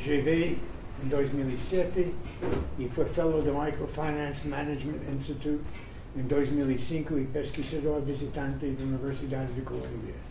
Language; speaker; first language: Portuguese; non-native, fluent; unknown